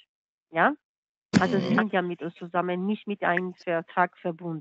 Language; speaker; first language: German; non-native, fluent; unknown